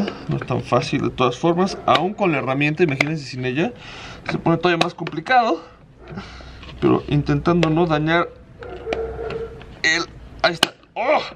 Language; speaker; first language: Spanish; native; Spanish